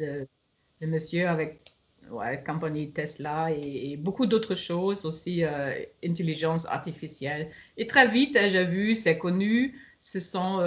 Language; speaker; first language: French; non-native, fluent; German